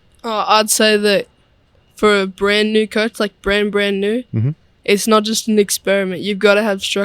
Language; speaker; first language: English; native; English